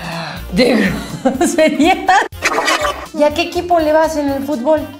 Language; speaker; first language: Spanish; native; Spanish